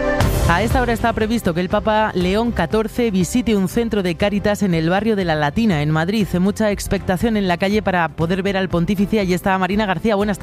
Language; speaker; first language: Spanish; native; Spanish